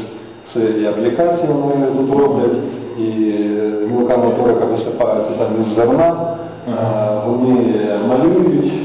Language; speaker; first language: Ukrainian; native; Ukrainian